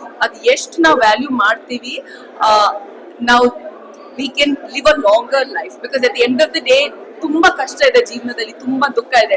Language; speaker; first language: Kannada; non-native, fluent; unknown